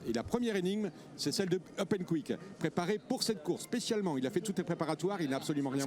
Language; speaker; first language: French; native; French